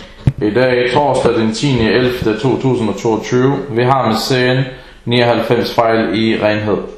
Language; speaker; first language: Danish; early bilingual, other home language; Arabic